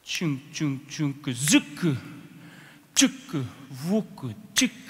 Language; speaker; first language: English; non-native, fluent; Danish